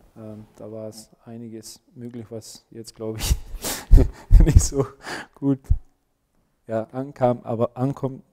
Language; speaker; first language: German; non-native, fluent; Bosnian